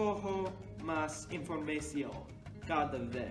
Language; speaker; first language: Spanish; non-native, learner; English